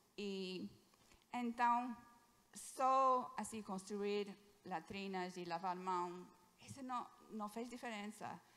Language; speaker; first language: Portuguese; non-native, fluent; English